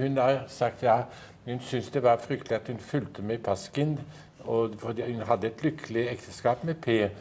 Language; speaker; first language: Norwegian; early bilingual, heritage; Norwegian